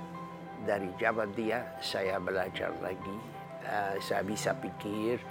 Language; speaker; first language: Indonesian; non-native, fluent; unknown